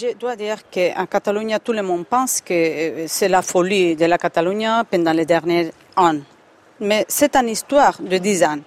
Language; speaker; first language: French; non-native, fluent; Spanish